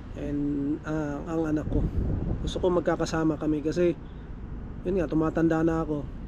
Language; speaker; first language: Filipino; native; Filipino